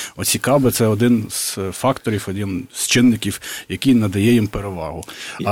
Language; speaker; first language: Ukrainian; native; Ukrainian